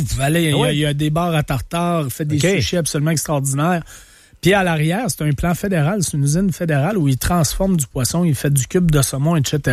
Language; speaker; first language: French; native; French